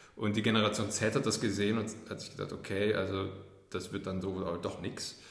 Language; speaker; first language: German; early bilingual, other home language; English